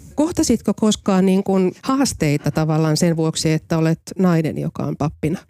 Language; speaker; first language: Finnish; native; Finnish